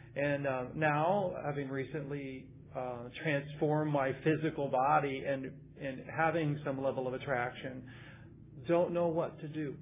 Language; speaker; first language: English; native; English